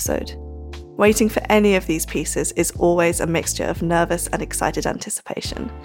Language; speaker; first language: English; native; English